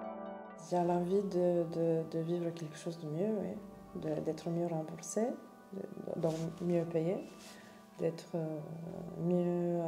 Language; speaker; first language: French; non-native, fluent; Romanian